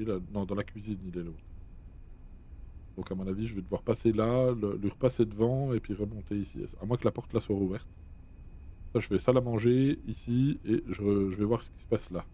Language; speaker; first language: French; native; French